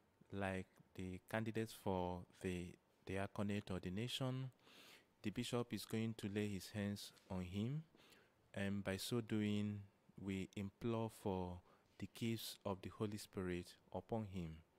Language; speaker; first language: English; non-native, local second language; Igbo